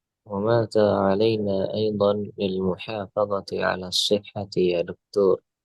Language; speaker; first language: Arabic; non-native, learner; Indonesian